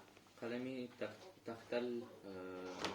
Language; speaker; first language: Arabic; non-native, learner; Russian